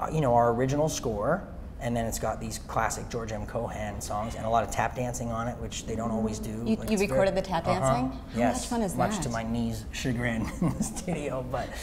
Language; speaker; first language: English; native; English